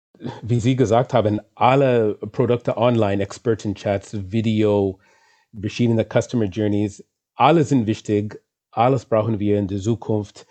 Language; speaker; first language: German; non-native, fluent; English